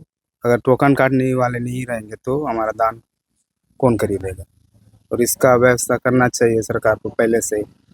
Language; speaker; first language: Hindi; non-native, local second language; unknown